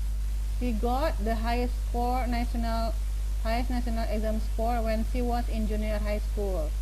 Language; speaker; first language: English; non-native, fluent; Indonesian